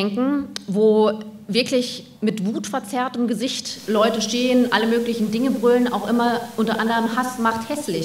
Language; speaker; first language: German; native; German